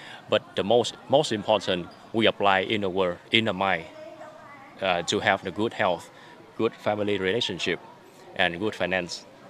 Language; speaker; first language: English; non-native, fluent; Vietnamese